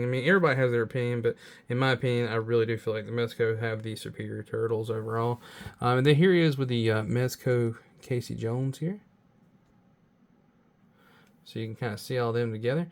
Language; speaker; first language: English; native; English